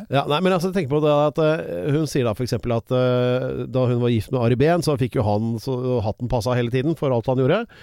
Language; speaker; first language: Norwegian; native; Norwegian